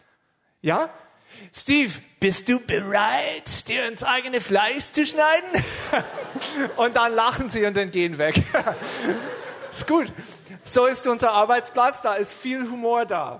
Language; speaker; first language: German; non-native, fluent; English